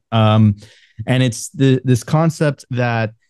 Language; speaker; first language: English; non-native, fluent; Spanish